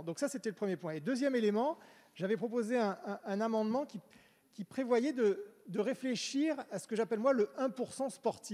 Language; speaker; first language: French; native; French